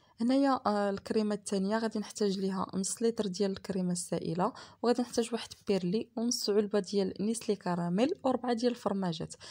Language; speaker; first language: Arabic; native; Arabic